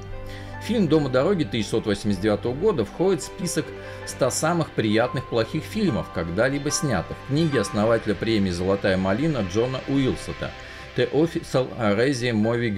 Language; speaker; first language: Russian; native; Russian